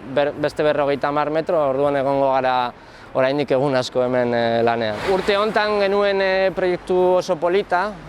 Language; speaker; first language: Basque; non-native, local second language; Spanish